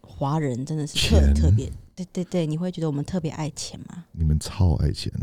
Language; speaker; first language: Chinese; non-native, fluent; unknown